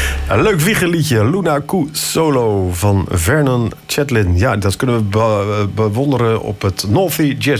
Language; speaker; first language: Dutch; native; Dutch